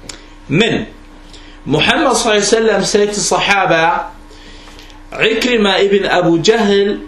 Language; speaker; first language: Danish; non-native, fluent; Arabic